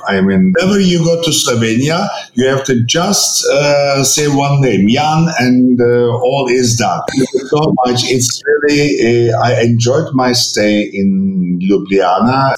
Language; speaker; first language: English; non-native, fluent; Turkish